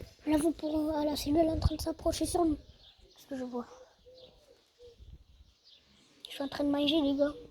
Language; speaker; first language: French; native; French